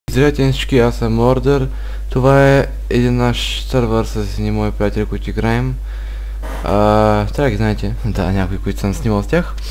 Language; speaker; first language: Bulgarian; native; Bulgarian